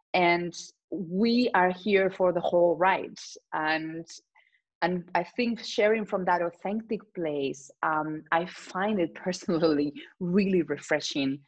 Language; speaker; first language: English; non-native, fluent; Spanish